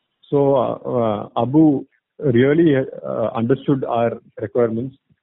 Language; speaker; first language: English; non-native, local second language; Tamil